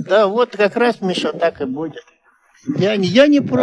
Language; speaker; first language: Russian; native; Russian